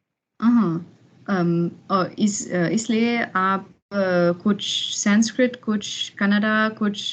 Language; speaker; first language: Hindi; non-native, learner; German